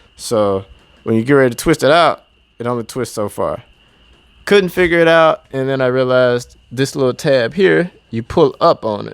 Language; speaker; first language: English; native; English